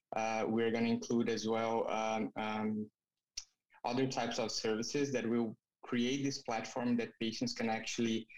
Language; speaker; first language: English; non-native, fluent; Portuguese